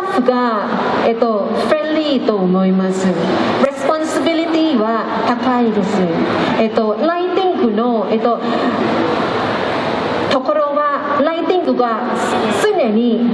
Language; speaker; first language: Japanese; non-native, learner; Thai